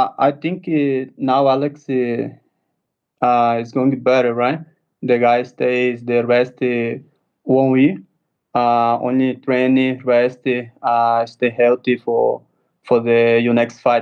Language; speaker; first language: English; non-native, learner; Portuguese